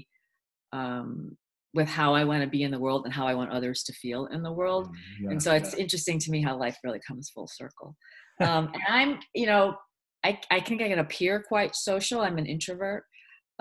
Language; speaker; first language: English; early bilingual, other home language; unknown